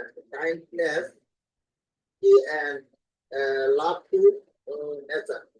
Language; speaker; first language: English; non-native, learner; Bangla